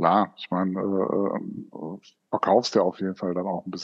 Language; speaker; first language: German; native; German